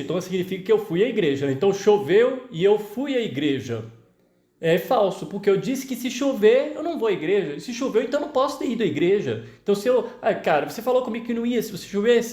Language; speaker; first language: Portuguese; native; Portuguese